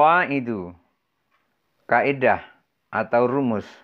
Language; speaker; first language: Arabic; non-native, fluent; Indonesian